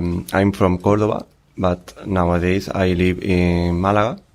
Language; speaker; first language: English; non-native, learner; Spanish